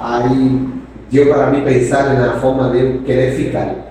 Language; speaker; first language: Portuguese; non-native, fluent; Spanish